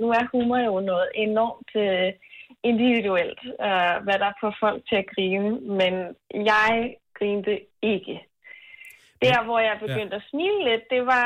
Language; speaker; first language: Danish; native; Danish